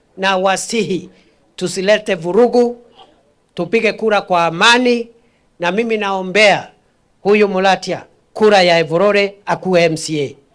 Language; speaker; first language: Swahili; non-native, local second language; Meru